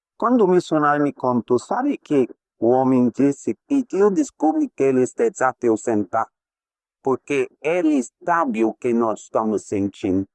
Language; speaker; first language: Portuguese; non-native, fluent; English